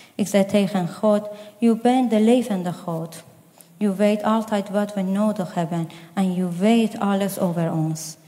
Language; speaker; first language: Dutch; non-native, fluent; Persian